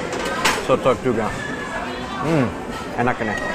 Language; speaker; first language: Indonesian; non-native, fluent; German